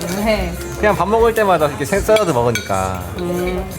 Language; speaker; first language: Korean; native; Korean